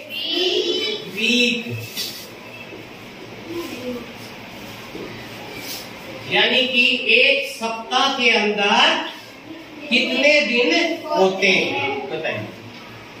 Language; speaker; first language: Hindi; native; Hindi